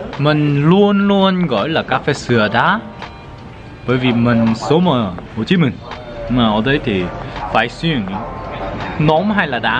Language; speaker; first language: Vietnamese; non-native, fluent; Korean